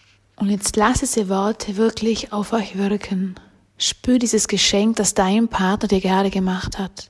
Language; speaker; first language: German; native; German